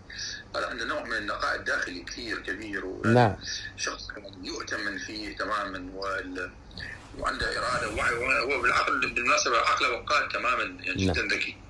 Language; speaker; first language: Arabic; native; Arabic